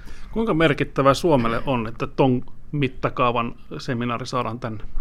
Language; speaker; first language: Finnish; native; Finnish